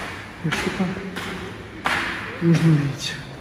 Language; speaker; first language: Russian; native; Russian